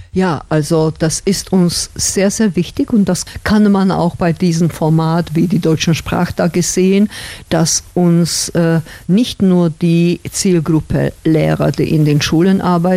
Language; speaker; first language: German; non-native, fluent; Slovak